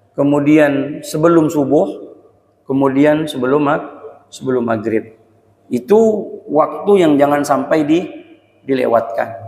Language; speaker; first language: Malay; native; Malay